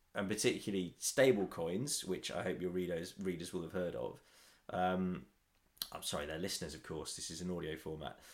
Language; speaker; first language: English; native; English